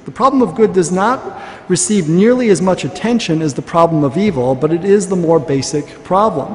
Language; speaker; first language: English; native; English